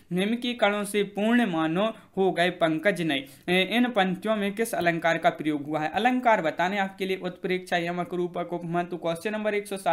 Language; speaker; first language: Hindi; native; Hindi